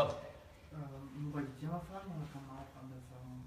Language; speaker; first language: German; non-native, learner; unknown